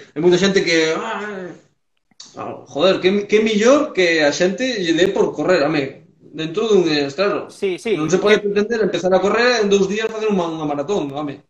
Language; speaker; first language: Galician; early bilingual, heritage; Galician